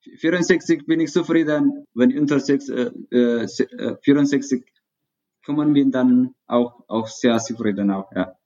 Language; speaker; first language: German; non-native, learner; Tigrinya